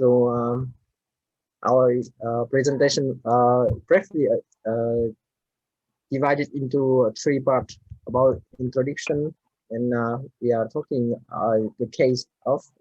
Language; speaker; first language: English; non-native, learner; Vietnamese